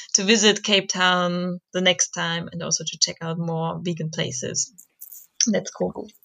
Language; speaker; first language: English; non-native, fluent; German